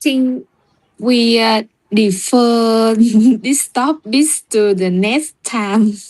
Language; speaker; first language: English; non-native, learner; Vietnamese